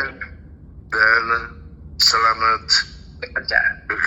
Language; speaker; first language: Indonesian; non-native, fluent; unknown